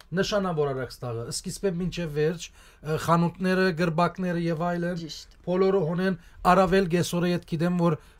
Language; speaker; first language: Armenian; early bilingual, heritage; Armenian